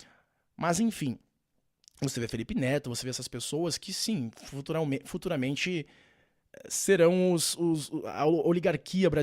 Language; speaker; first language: Portuguese; native; Portuguese